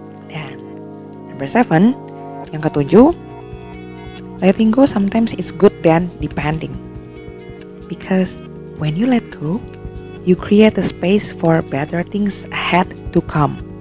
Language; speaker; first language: English; non-native, learner; Indonesian